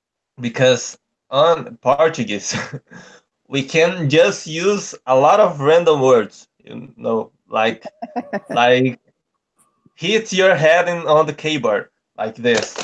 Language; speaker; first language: English; non-native, learner; Portuguese